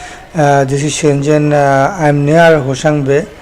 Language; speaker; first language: English; non-native, learner; Bangla